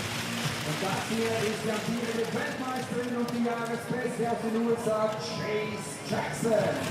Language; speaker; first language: German; native; German